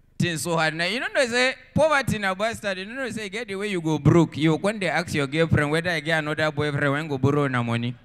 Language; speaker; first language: Nigerian Pidgin; non-native, local second language; Hausa